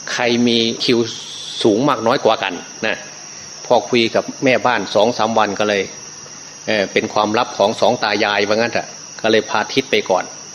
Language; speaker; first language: Thai; native; Thai